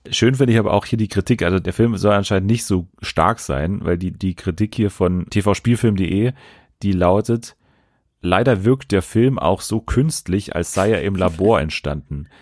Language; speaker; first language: German; native; German